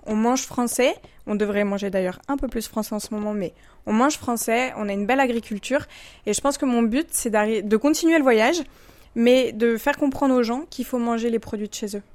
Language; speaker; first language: French; native; French